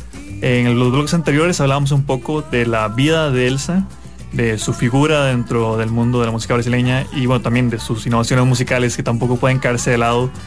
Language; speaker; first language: Spanish; native; Spanish